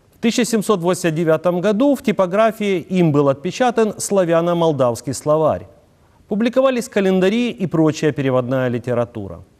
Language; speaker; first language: Russian; native; Russian